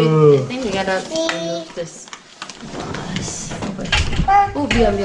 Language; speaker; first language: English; non-native, fluent; Korean